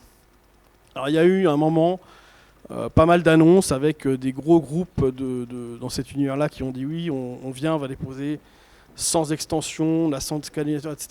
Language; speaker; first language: French; native; French